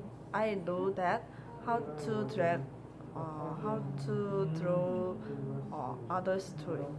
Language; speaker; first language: English; non-native, learner; Korean